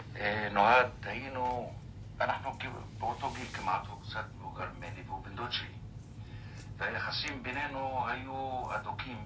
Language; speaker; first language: Hebrew; non-native, local second language; Arabic